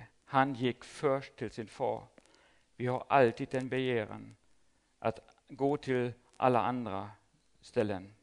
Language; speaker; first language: Swedish; non-native, fluent; German